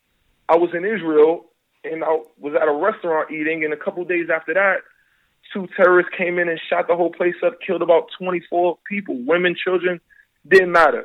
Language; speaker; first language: English; native; English